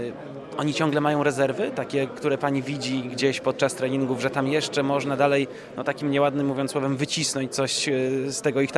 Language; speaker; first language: Polish; native; Polish